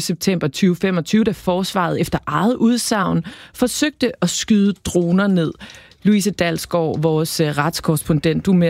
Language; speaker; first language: Danish; native; Danish